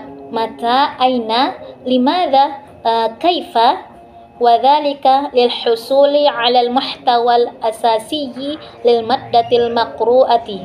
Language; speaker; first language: Arabic; non-native, learner; Indonesian